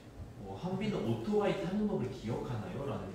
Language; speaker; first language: Korean; native; Korean